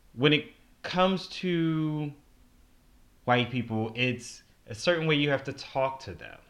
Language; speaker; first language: English; native; English